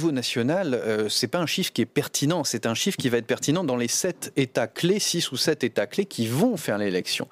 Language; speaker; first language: French; native; French